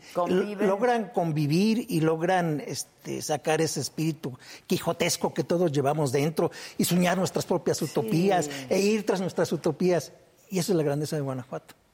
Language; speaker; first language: Spanish; native; Spanish